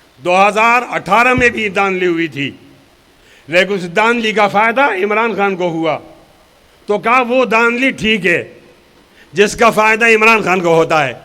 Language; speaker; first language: Urdu; non-native, local second language; Pashto